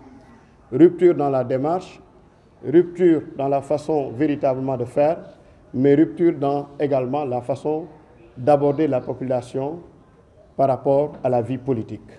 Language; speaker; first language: French; non-native, local second language; Wolof